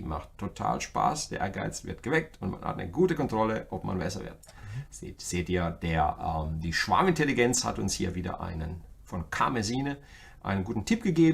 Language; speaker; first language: German; native; German